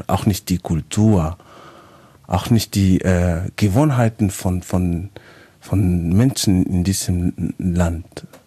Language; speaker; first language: German; non-native, fluent; Spanish